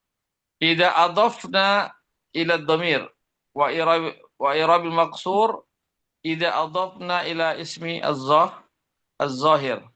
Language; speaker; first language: Arabic; non-native, fluent; Indonesian